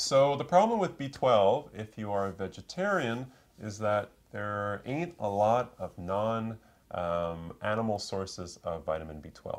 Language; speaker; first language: English; native; English